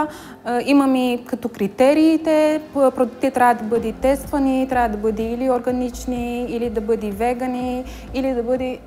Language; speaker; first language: Bulgarian; non-native, learner; Romanian